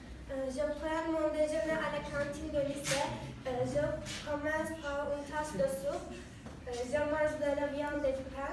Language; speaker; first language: French; non-native, learner; Turkish